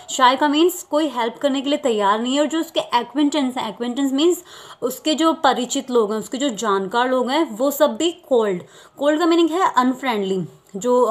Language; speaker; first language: Hindi; native; Hindi